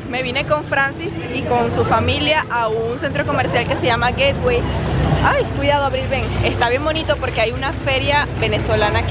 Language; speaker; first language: Spanish; native; Spanish